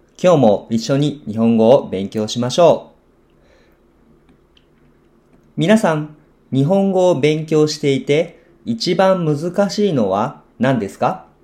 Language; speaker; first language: Japanese; non-native, fluent; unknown